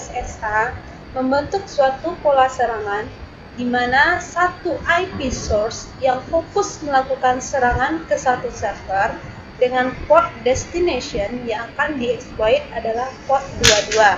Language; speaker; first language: Indonesian; native; Indonesian